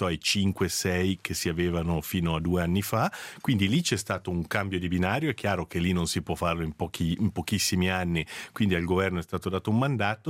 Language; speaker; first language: Italian; native; Italian